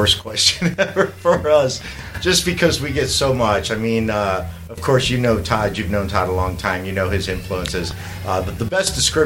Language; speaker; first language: English; native; English